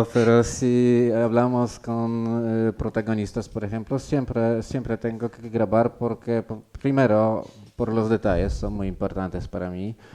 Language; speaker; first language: Spanish; non-native, learner; Polish